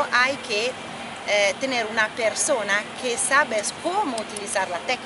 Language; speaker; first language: Spanish; non-native, fluent; Italian